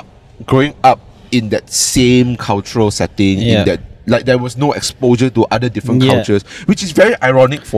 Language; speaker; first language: English; non-native, local second language; Cantonese